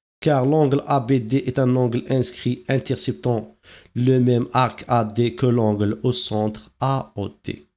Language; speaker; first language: French; non-native, local second language; Arabic